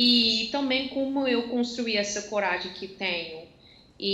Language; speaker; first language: Portuguese; non-native, fluent; Dutch